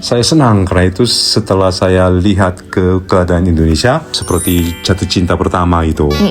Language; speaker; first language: Indonesian; non-native, fluent; Korean